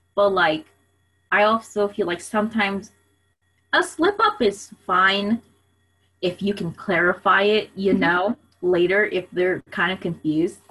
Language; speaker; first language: English; native; English